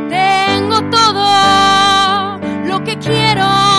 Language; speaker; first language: Spanish; native; Spanish